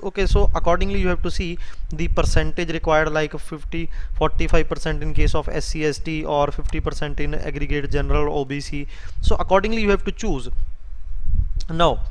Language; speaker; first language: English; non-native, local second language; Hindi